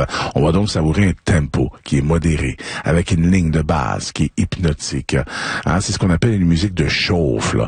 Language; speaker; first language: French; native; French